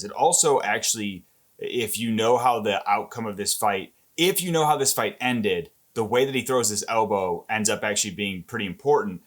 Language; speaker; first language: English; native; English